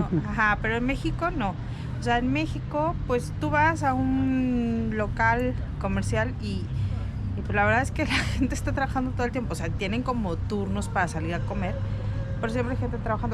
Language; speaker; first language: Spanish; native; Spanish